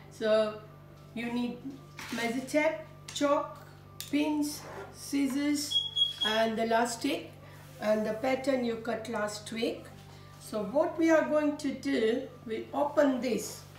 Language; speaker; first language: English; non-native, fluent; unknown